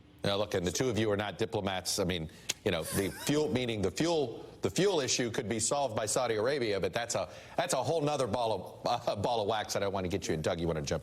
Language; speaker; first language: English; native; English